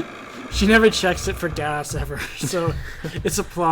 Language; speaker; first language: English; native; English